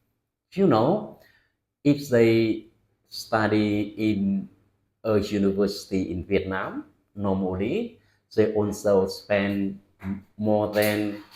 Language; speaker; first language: English; non-native, fluent; Vietnamese